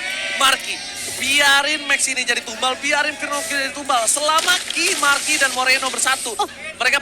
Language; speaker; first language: Indonesian; native; Indonesian